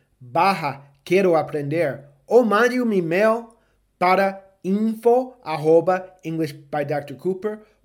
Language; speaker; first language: Portuguese; non-native, fluent; English